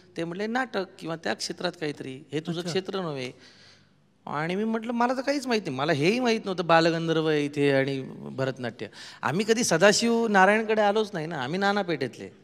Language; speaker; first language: Marathi; non-native, local second language; Marwari